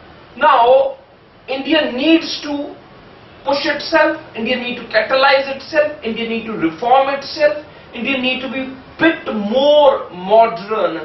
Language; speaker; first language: English; non-native, local second language; Hindi